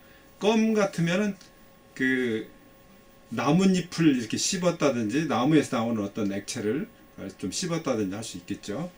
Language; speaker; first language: Korean; native; Korean